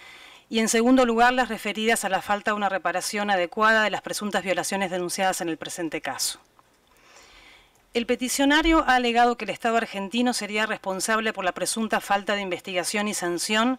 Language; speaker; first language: Spanish; native; Spanish